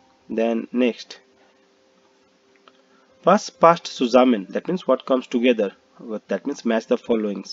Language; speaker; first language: English; non-native, local second language; Hindi